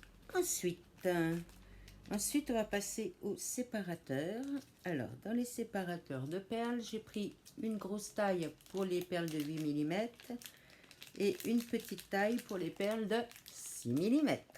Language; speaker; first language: French; native; French